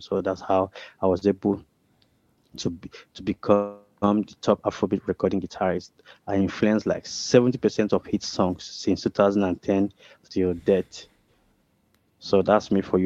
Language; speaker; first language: English; non-native, local second language; Ibibio